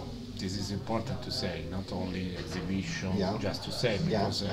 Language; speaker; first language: English; non-native, learner; Italian